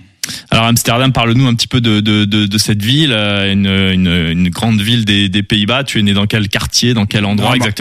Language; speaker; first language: French; native; French